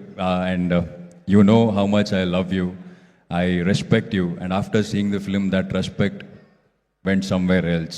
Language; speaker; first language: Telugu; non-native, fluent; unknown